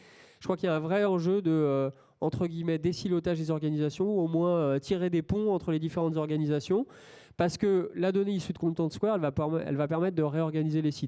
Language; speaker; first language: French; native; French